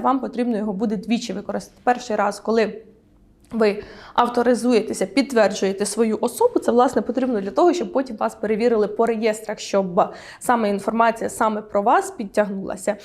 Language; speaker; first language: Ukrainian; native; Ukrainian